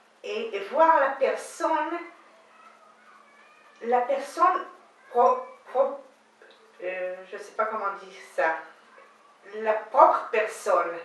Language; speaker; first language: French; non-native, learner; Hebrew